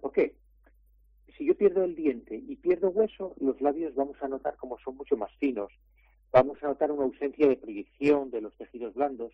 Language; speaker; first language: Spanish; native; Spanish